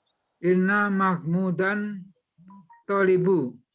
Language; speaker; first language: Arabic; non-native, learner; Indonesian